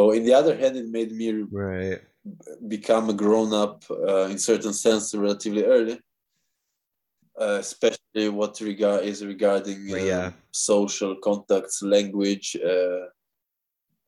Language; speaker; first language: English; non-native, fluent; Russian